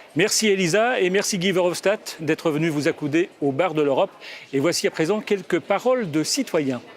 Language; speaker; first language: French; native; French